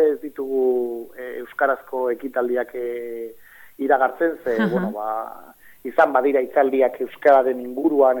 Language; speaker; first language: Basque; native; Basque